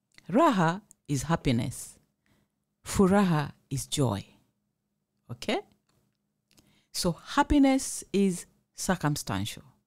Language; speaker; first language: English; non-native, local second language; Swahili